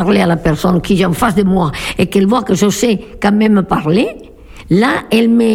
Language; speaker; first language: French; non-native, fluent; Spanish